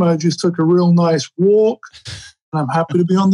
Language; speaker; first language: English; native; English